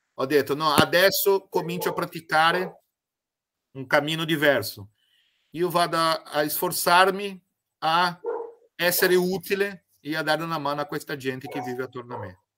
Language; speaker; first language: Italian; non-native, fluent; Portuguese